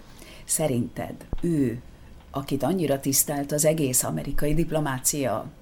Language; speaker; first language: Hungarian; native; Hungarian